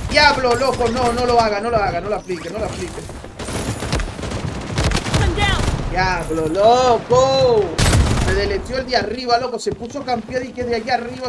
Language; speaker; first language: Spanish; native; Spanish